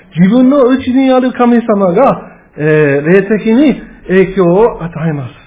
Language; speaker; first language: Japanese; non-native, fluent; English